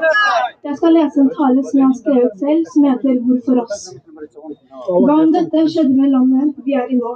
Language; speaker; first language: Norwegian; early bilingual, other home language; Persian